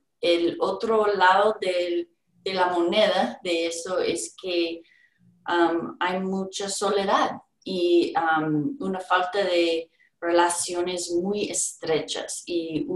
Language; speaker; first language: Spanish; non-native, learner; English